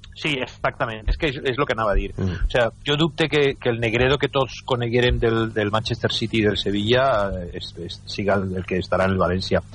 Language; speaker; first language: Catalan; native; Catalan